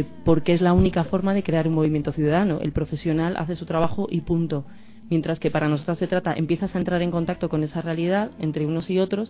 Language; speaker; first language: Spanish; native; Spanish